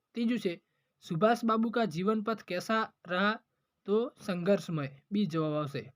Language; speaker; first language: Hindi; non-native, local second language; Gujarati